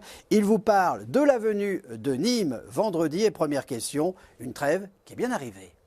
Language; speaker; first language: French; native; French